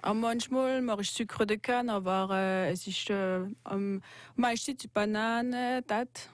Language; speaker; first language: German; non-native, local second language; French